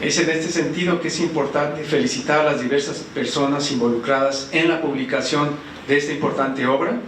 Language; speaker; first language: Spanish; native; Spanish